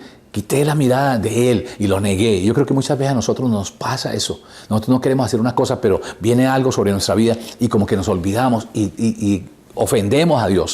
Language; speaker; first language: Spanish; native; Spanish